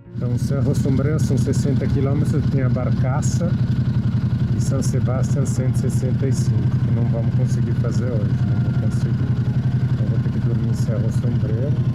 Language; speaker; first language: Portuguese; non-native, fluent; Italian